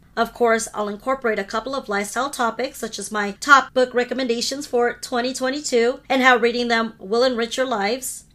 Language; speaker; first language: English; early bilingual, other home language; Hindi